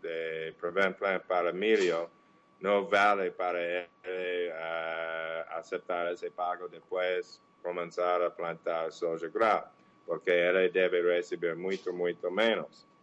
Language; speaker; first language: Portuguese; non-native, learner; English